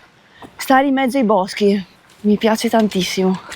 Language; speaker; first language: Italian; native; Italian